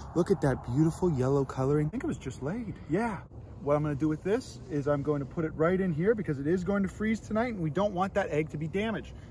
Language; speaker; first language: English; native; English